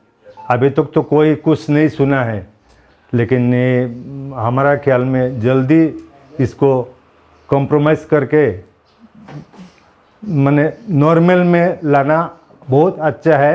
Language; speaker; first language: Hindi; non-native, local second language; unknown